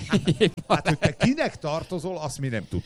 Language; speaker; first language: Hungarian; native; Hungarian